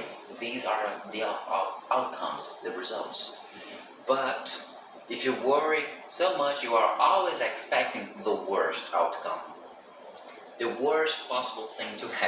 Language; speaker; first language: English; non-native, fluent; Portuguese